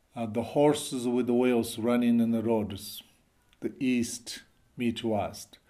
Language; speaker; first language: English; non-native, learner; Chinese